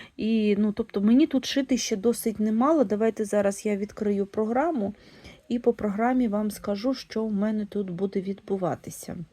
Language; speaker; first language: Ukrainian; non-native, local second language; Russian